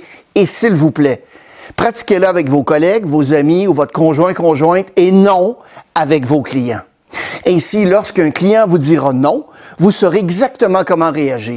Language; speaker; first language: French; native; French